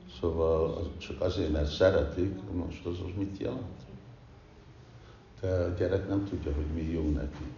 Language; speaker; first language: Hungarian; early bilingual, heritage; Hungarian